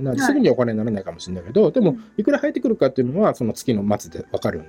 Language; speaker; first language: Japanese; native; Japanese